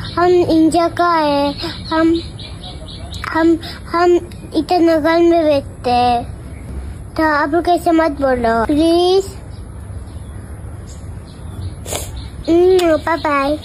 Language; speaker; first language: Hindi; non-native, local second language; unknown